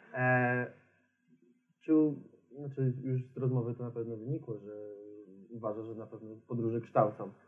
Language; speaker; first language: Polish; native; Polish